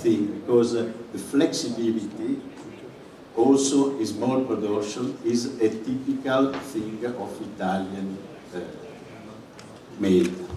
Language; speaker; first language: English; non-native, fluent; Italian